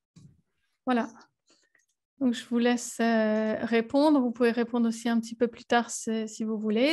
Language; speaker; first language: French; native; French